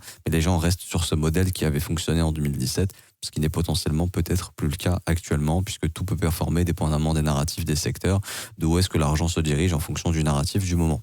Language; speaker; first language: French; native; French